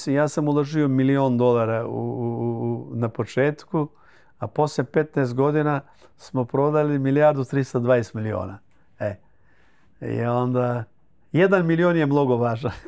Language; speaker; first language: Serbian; early bilingual, heritage; Croatian